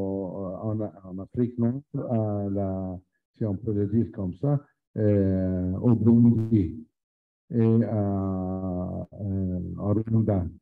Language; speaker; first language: French; non-native, fluent; Arabic